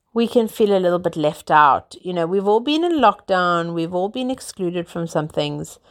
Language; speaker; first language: English; native; English